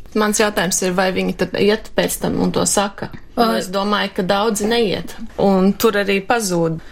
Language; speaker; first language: Latvian; early bilingual, heritage; Latvian